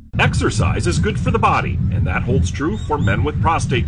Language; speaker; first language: English; native; English